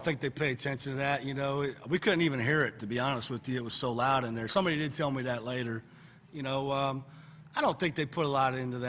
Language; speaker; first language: English; native; English